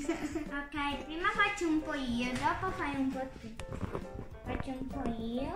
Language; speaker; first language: Italian; early bilingual, other home language; Sinhala